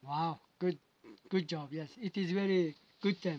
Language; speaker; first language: English; non-native, learner; Mongolian